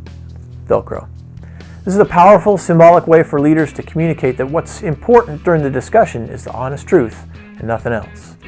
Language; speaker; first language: English; native; English